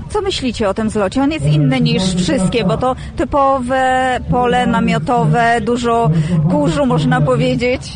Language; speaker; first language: Polish; native; Polish